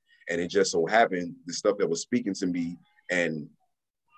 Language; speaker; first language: English; native; English